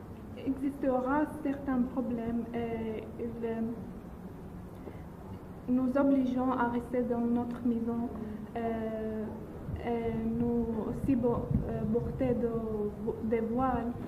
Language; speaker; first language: French; non-native, learner; Arabic